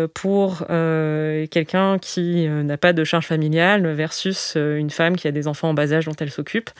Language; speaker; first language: French; native; French